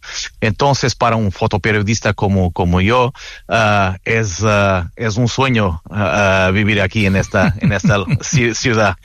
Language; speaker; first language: Spanish; non-native, fluent; Portuguese